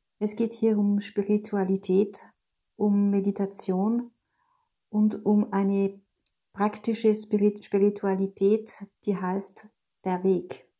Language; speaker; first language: German; non-native, fluent; French